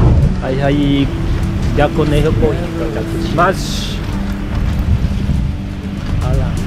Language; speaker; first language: Japanese; non-native, learner; Indonesian